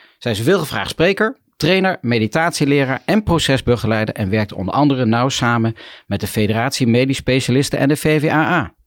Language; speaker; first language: Dutch; native; Dutch